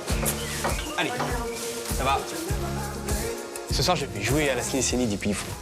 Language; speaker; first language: French; native; French